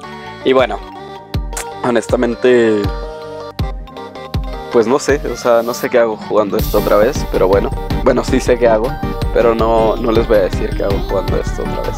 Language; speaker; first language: Spanish; native; Spanish